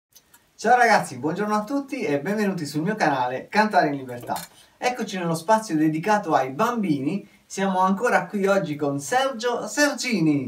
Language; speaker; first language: Italian; native; Italian